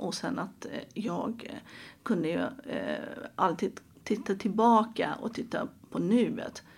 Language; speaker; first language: Swedish; non-native, fluent; Persian